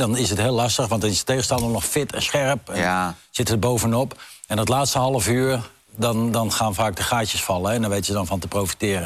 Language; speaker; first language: Dutch; native; Dutch